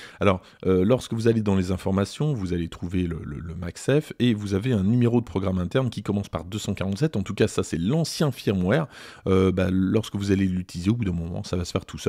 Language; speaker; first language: French; native; French